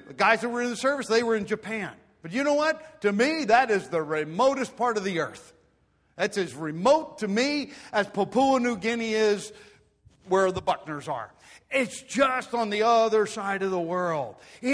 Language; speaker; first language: English; native; English